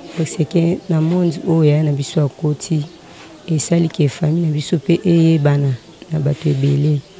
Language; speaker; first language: Lingala; native; Lingala